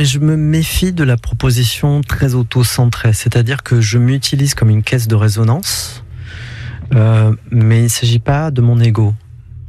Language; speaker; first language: French; non-native, local second language; Kabyle